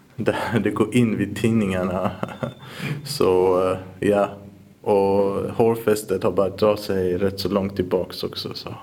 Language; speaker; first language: Swedish; early bilingual, other home language; Persian